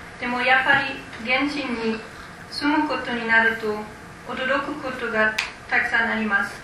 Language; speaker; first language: Japanese; non-native, fluent; German